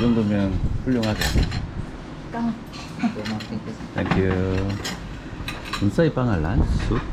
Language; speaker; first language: Korean; native; Korean